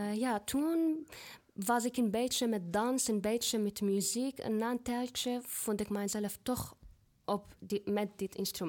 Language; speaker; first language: Dutch; non-native, learner; Arabic